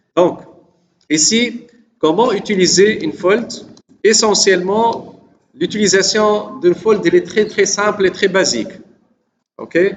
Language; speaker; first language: French; non-native, local second language; Arabic